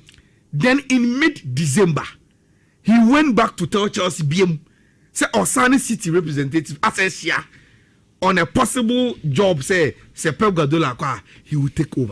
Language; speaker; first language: English; non-native, local second language; Akan